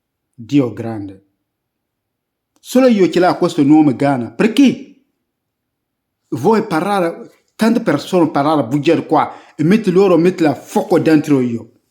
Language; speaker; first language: Italian; non-native, learner; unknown